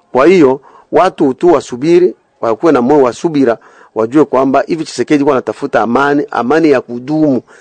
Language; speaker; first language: Swahili; native; Swahili